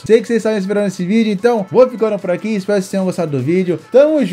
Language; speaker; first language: Portuguese; native; Portuguese